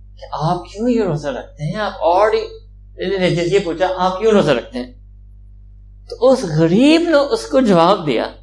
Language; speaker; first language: Urdu; early bilingual, heritage; Urdu